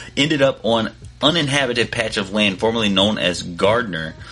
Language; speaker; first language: English; native; English